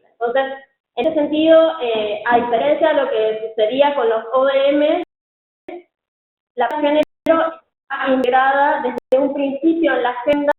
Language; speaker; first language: Spanish; native; Spanish